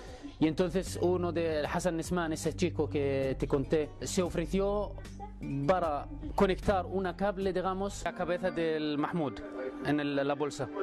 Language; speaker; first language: Spanish; non-native, fluent; Arabic